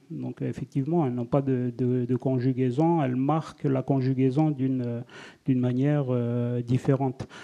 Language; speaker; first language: French; non-native, local second language; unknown